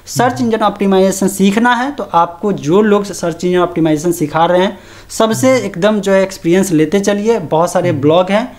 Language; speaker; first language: Hindi; native; Hindi